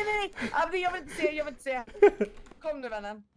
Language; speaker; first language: Swedish; native; Swedish